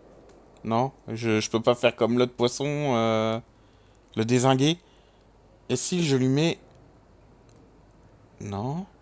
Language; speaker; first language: French; native; French